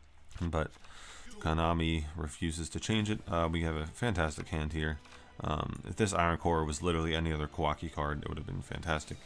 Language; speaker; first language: English; native; English